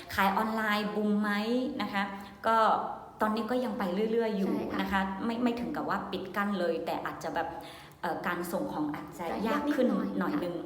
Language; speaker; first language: Thai; non-native, fluent; Burmese